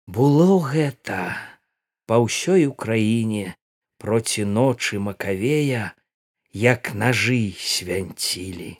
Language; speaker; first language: Belarusian; native; Belarusian